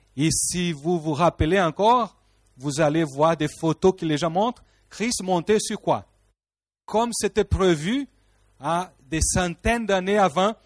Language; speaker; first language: French; non-native, fluent; Portuguese